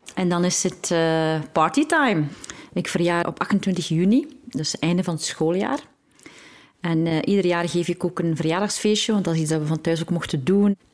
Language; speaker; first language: Dutch; early bilingual, other home language; Arabic